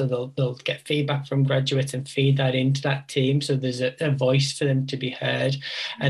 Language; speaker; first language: English; native; English